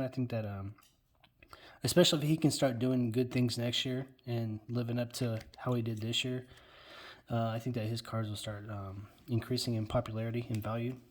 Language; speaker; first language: English; native; English